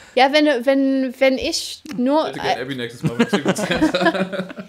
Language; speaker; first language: German; non-native, fluent; English